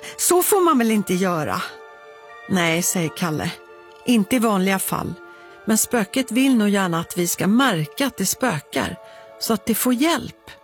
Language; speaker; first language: Swedish; native; Swedish